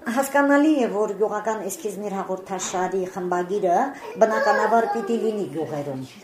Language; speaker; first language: Armenian; native; Armenian